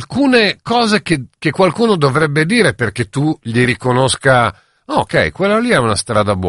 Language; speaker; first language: Italian; native; Italian